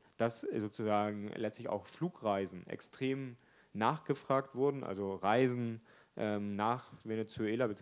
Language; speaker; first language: German; native; German